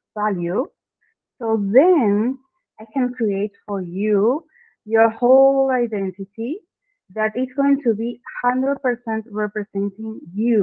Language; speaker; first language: English; non-native, fluent; Spanish